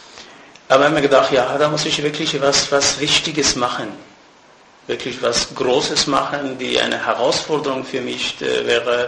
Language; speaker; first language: German; non-native, fluent; Persian